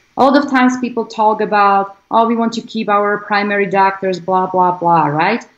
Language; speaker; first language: English; non-native, fluent; Slovak